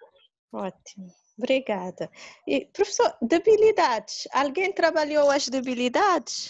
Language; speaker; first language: Portuguese; non-native, local second language; Kabuverdianu